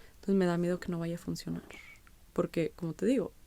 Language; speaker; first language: Spanish; early bilingual, heritage; Spanish